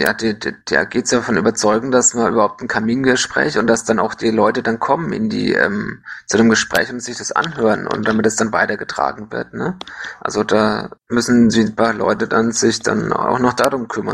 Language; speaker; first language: German; native; German